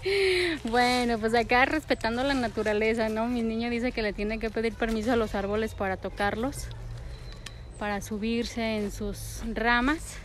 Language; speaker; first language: Spanish; native; Spanish